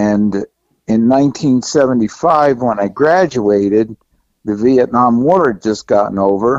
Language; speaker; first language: English; native; English